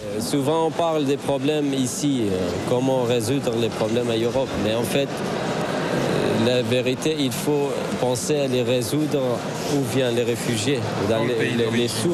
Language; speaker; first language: French; non-native, fluent; Arabic